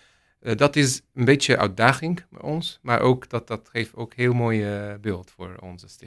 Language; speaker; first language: Dutch; non-native, learner; Arabic